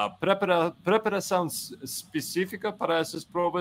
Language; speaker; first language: Portuguese; non-native, fluent; English